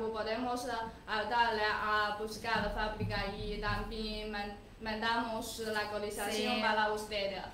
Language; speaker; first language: Spanish; non-native, learner; Chinese